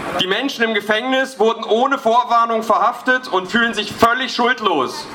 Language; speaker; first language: German; native; German